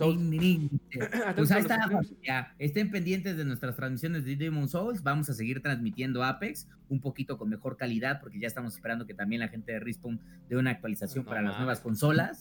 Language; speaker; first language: Spanish; native; Spanish